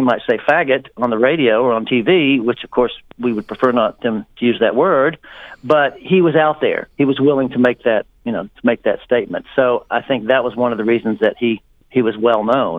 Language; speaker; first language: English; native; English